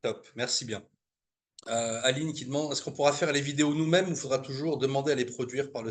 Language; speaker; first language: French; native; French